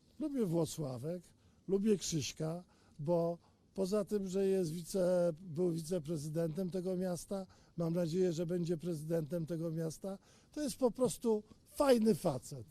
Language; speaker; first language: Polish; native; Polish